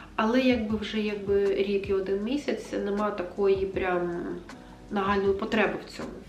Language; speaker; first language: Ukrainian; non-native, local second language; Russian